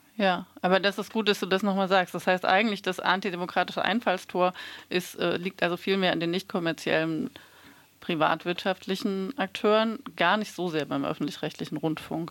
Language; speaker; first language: German; native; German